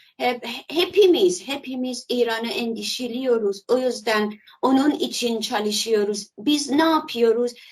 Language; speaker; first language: Turkish; non-native, learner; Persian